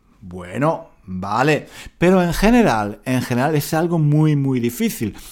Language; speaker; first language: Spanish; native; Spanish